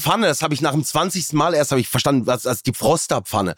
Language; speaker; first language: German; native; German